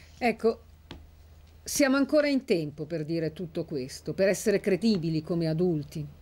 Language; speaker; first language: Italian; native; Italian